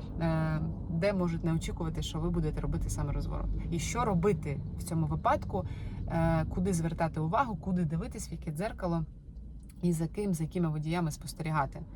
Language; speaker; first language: Ukrainian; non-native, local second language; Russian